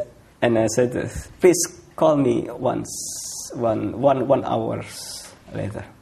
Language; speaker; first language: English; non-native, fluent; Indonesian